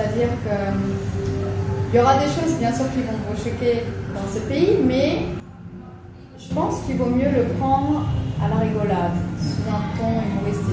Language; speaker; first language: French; early bilingual, other home language; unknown